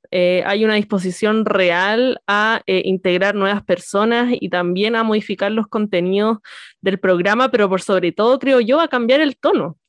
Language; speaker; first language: Spanish; native; Spanish